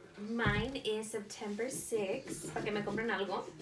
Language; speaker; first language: English; early bilingual, other home language; Spanish